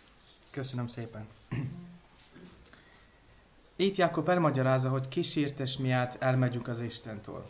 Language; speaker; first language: Hungarian; non-native, learner; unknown